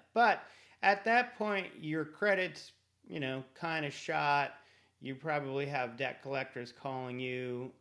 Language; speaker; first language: English; native; English